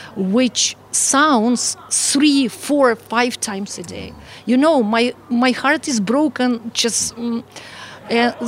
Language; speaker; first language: English; non-native, fluent; Ukrainian